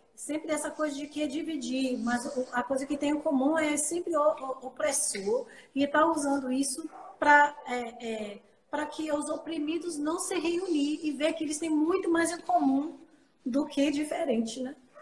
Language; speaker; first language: Portuguese; non-native, fluent; English